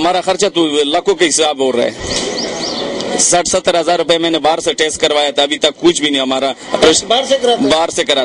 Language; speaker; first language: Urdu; non-native, local second language; Pashto